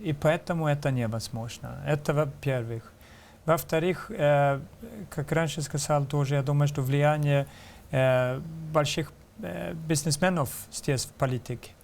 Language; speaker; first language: Russian; non-native, fluent; Swedish